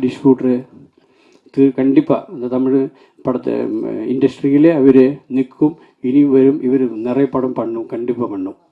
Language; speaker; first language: Tamil; non-native, learner; Malayalam